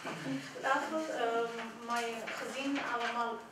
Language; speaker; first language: Dutch; non-native, learner; Armenian